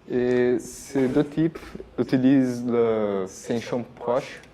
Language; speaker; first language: French; non-native, learner; Portuguese